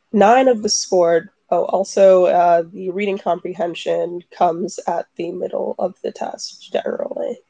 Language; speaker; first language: English; native; English